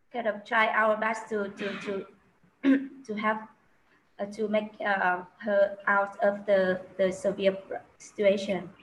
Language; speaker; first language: English; non-native, learner; Vietnamese